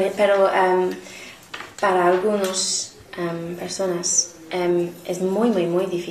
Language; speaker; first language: Spanish; non-native, learner; English